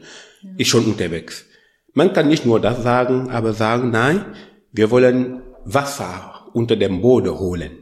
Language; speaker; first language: German; non-native, learner; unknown